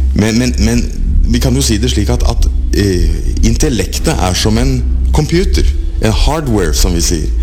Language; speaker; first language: Norwegian; native; Norwegian